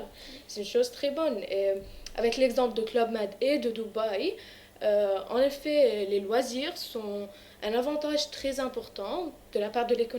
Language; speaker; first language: French; non-native, local second language; Arabic